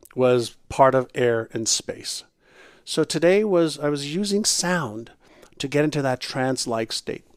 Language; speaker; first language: English; non-native, fluent; Hebrew